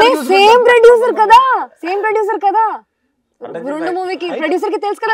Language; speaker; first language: Telugu; non-native, local second language; Hindi